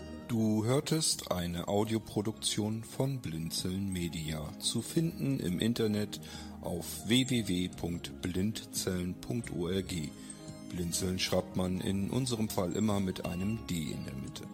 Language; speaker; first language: German; native; German